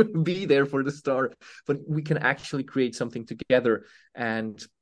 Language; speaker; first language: English; non-native, fluent; Serbian